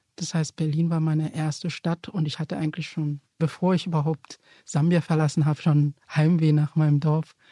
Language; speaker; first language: German; early bilingual, other home language; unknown